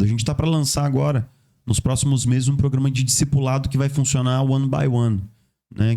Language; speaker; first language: Portuguese; native; Portuguese